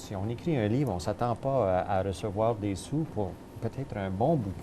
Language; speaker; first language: French; native; French